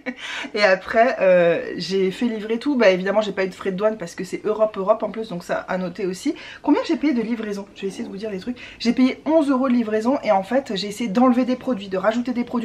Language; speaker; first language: French; native; French